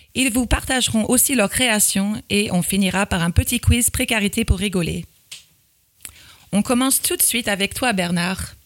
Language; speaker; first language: French; native; French